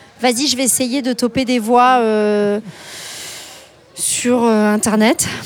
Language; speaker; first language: French; native; French